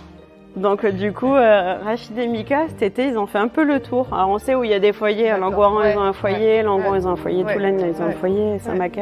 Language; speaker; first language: French; native; French